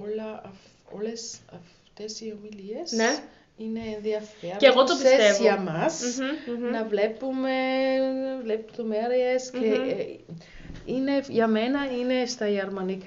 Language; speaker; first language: Greek; non-native, learner; German